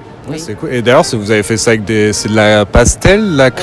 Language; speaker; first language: French; native; French